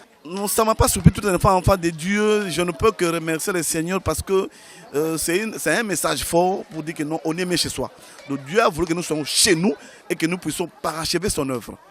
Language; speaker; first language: French; non-native, local second language; Lingala